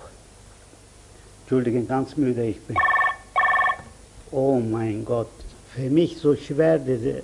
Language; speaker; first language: German; non-native, learner; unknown